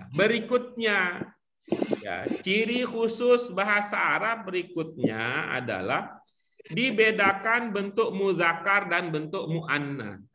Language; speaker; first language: Indonesian; native; Indonesian